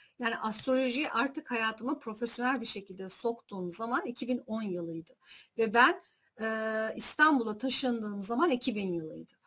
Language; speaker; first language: Turkish; early bilingual, heritage; Turkish